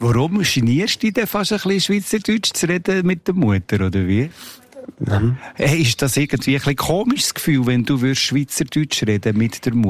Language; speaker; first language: German; native; German